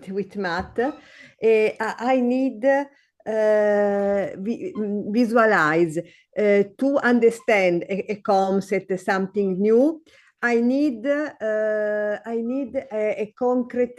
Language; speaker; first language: English; non-native, learner; Italian